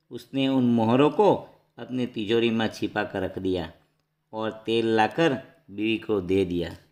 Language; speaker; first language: Hindi; non-native, local second language; Gujarati